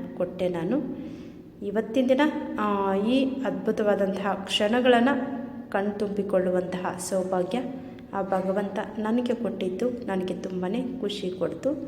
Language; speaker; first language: Kannada; native; Kannada